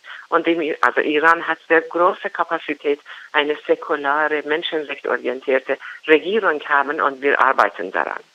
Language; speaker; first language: German; non-native, fluent; Persian